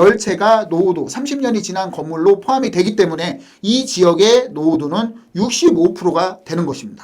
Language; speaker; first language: Korean; native; Korean